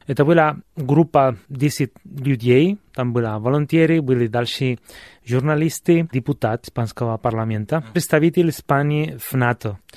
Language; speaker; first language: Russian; non-native, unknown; Spanish